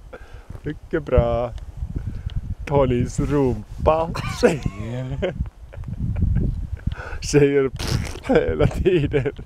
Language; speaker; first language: Swedish; non-native, local second language; Finnish